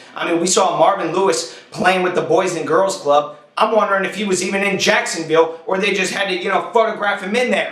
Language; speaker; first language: English; native; English